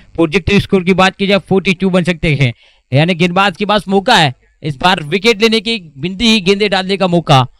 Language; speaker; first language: Hindi; non-native, local second language; Marathi